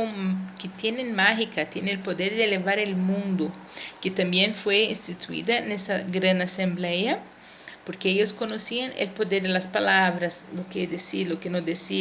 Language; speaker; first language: Spanish; non-native, fluent; Portuguese